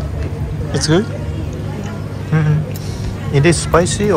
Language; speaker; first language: English; non-native, learner; Japanese